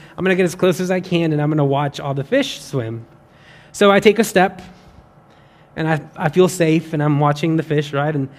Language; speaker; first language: English; native; English